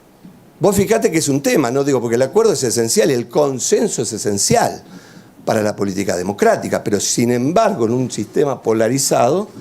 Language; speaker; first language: Spanish; native; Spanish